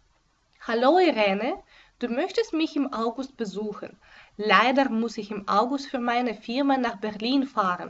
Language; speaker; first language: German; non-native, fluent; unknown